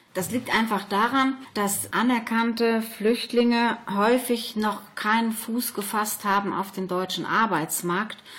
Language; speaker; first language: German; native; German